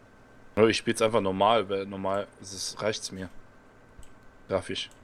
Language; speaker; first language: German; native; German